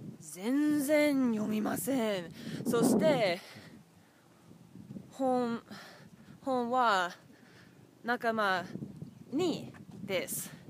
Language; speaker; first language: Japanese; non-native, learner; English